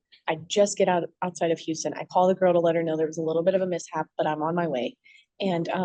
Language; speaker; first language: English; native; English